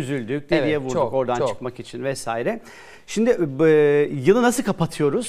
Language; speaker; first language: Turkish; native; Turkish